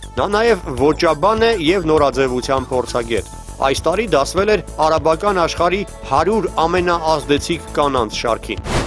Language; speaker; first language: Armenian; native; Armenian